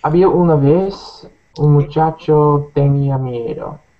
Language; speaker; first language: Spanish; non-native, learner; English